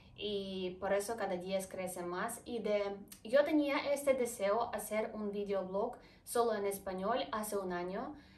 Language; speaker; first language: Spanish; non-native, fluent; Ukrainian